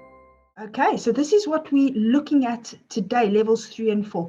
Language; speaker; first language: English; native; English